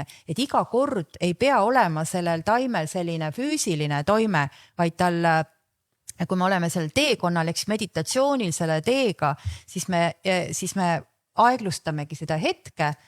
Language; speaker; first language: Estonian; native; Estonian